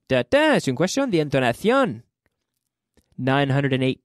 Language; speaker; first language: Spanish; non-native, fluent; English